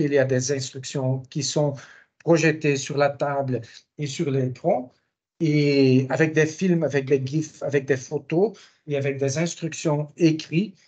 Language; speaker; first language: French; non-native, local second language; Dutch